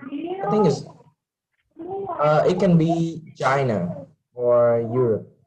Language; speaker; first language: English; non-native, fluent; Vietnamese